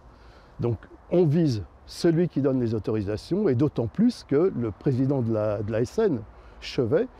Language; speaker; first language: French; native; French